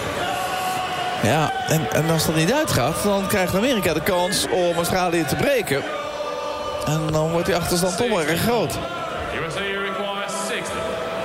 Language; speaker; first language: Dutch; native; Dutch